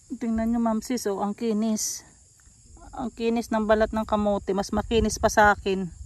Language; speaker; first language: Filipino; non-native, local second language; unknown